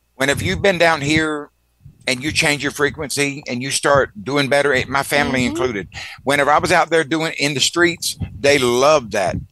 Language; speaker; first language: English; native; English